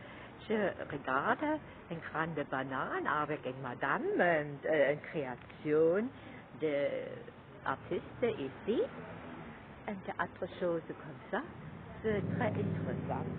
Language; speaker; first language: French; non-native, learner; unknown